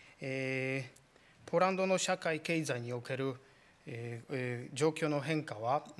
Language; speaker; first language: Japanese; non-native, fluent; Polish